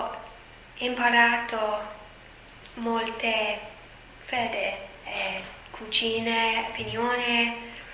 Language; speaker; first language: Italian; non-native, learner; English